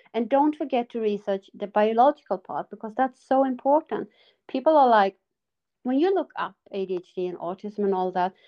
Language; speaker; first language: English; non-native, fluent; Swedish